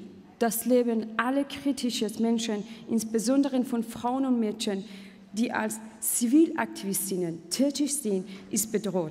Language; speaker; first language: German; non-native, fluent; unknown